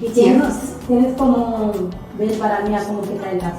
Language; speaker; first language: Spanish; non-native, learner; Haitian Creole